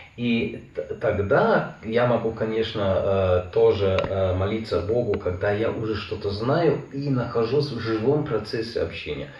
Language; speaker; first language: Russian; non-native, fluent; German